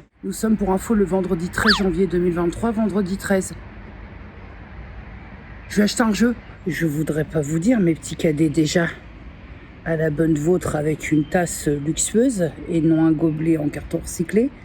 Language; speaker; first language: French; native; French